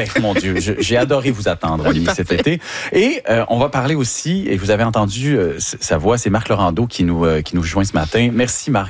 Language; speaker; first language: French; native; French